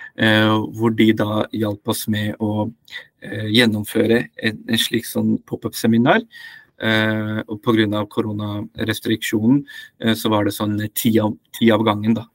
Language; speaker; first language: Norwegian; early bilingual, other home language; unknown